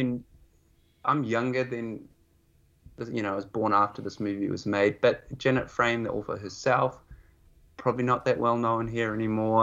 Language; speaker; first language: English; native; English